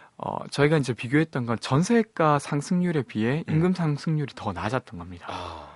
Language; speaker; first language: Korean; native; Korean